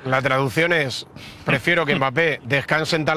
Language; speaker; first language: Spanish; native; Spanish